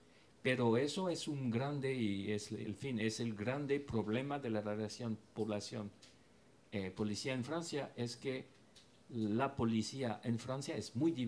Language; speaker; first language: Spanish; non-native, fluent; French